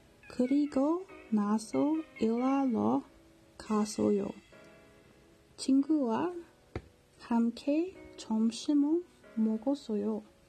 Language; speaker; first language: Korean; non-native, learner; English